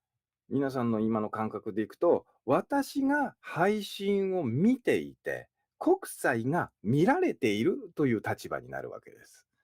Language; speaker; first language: Japanese; native; Japanese